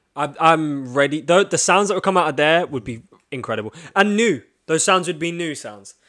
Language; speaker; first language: English; native; English